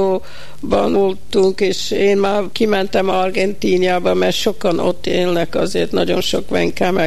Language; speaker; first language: Hungarian; early bilingual, heritage; Hungarian